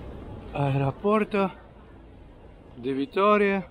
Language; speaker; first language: Portuguese; non-native, learner; Spanish